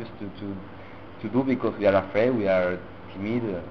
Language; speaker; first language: English; non-native, learner; Spanish